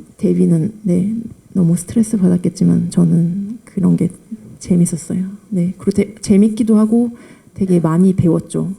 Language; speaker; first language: Korean; early bilingual, heritage; Korean